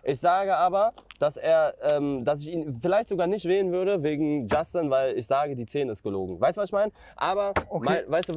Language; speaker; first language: German; native; German